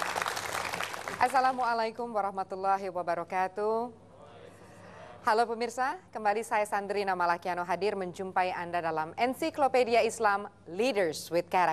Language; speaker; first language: Indonesian; native; Indonesian